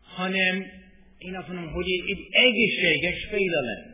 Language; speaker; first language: Hungarian; non-native, fluent; English